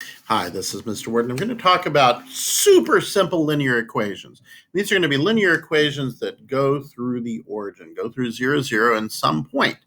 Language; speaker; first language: English; native; English